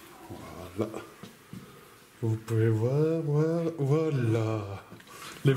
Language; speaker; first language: French; native; French